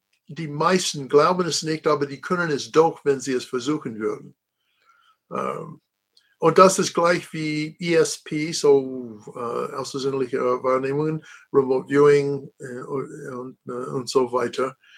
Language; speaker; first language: German; non-native, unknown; English